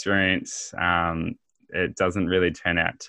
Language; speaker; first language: English; native; English